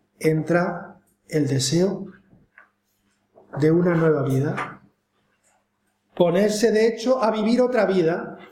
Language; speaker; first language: Spanish; native; Spanish